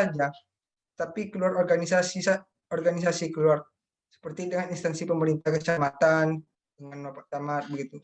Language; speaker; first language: Indonesian; native; Indonesian